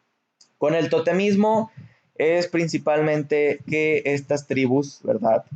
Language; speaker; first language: Spanish; native; Spanish